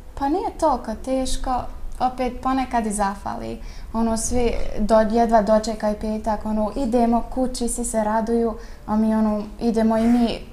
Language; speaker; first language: Serbian; early bilingual, heritage; Bosnian